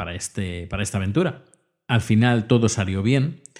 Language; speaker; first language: Spanish; native; Spanish